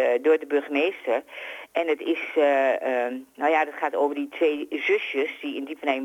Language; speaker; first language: Dutch; native; Dutch